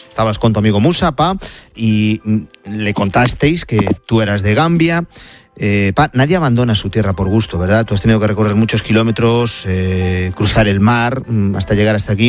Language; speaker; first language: Spanish; native; Spanish